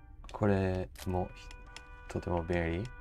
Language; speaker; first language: Japanese; non-native, learner; English